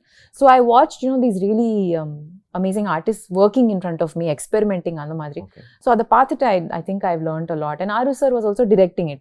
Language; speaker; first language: Tamil; non-native, local second language; Kannada